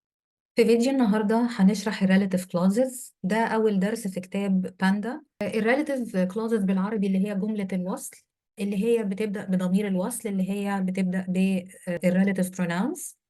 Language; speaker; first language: Arabic; native; Arabic